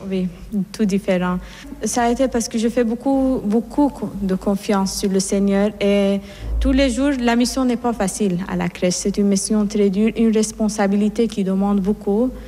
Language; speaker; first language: French; non-native, fluent; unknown